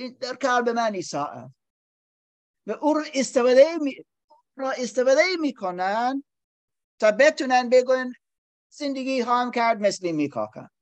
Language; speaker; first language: Persian; non-native, learner; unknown